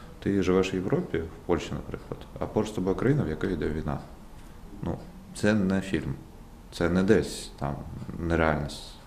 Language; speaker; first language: Ukrainian; non-native, local second language; Russian